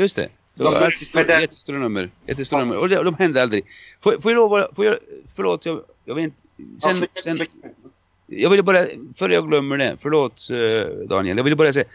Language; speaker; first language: Swedish; non-native, fluent; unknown